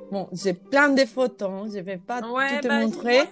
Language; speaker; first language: French; non-native, fluent; Spanish